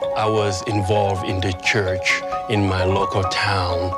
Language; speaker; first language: English; early bilingual, other home language; Wolof